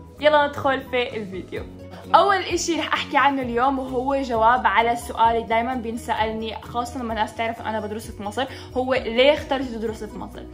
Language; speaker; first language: Arabic; native; Arabic